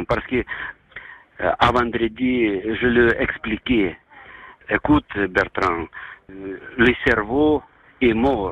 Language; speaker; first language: French; non-native, learner; Lithuanian